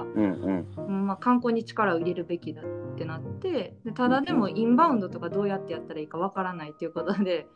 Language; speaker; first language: Japanese; native; Japanese